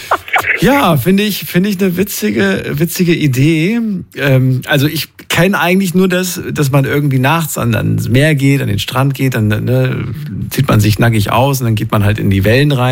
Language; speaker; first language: German; native; German